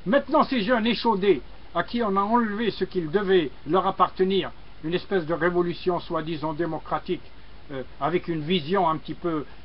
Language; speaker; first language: French; non-native, local second language; Arabic